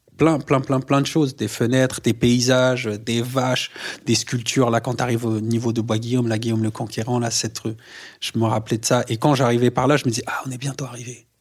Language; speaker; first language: French; native; French